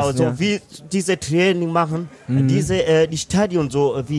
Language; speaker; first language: German; non-native, learner; Swahili